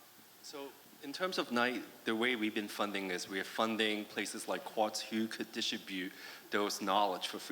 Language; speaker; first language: English; non-native, fluent; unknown